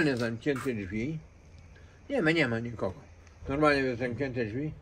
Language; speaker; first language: Polish; native; Polish